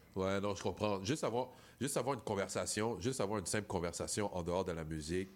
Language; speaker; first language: French; native; French